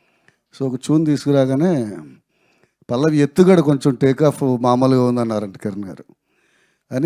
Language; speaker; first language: Telugu; native; Telugu